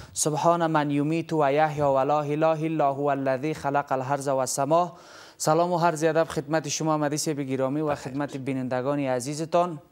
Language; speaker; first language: Persian; non-native, local second language; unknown